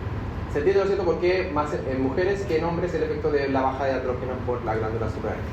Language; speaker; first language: Spanish; native; Spanish